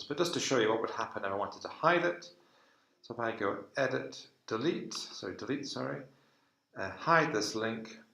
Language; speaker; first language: English; native; English